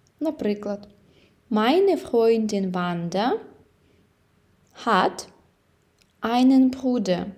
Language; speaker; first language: German; non-native, fluent; Ukrainian